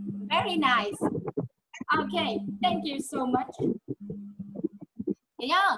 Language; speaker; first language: English; non-native, fluent; Vietnamese